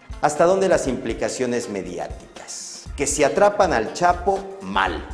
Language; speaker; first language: Spanish; native; Spanish